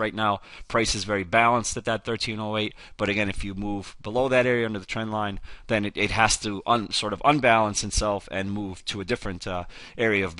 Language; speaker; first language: English; native; English